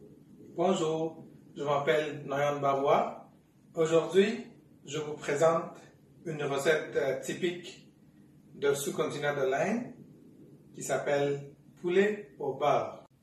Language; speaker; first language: French; non-native, fluent; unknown